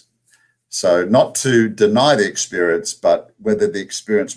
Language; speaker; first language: English; native; English